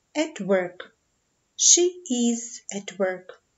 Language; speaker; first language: English; non-native, fluent; Ukrainian